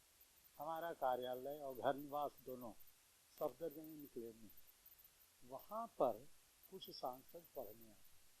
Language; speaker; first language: Hindi; native; Hindi